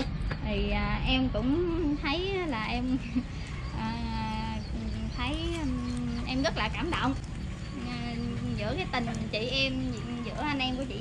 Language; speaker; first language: Vietnamese; native; Vietnamese